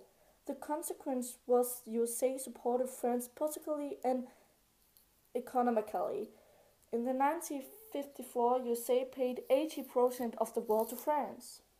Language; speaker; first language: English; non-native, learner; Danish